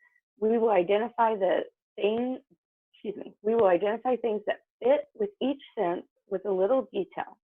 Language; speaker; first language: English; native; English